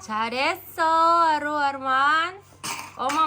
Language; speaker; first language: Korean; non-native, learner; Kazakh